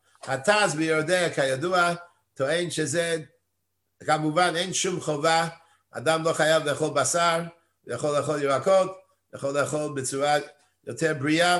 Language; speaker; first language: Hebrew; non-native, fluent; English